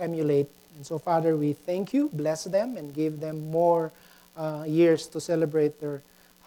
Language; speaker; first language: English; non-native, local second language; Pampanga